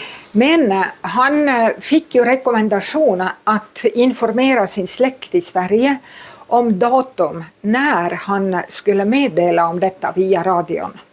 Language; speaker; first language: Swedish; non-native, fluent; Estonian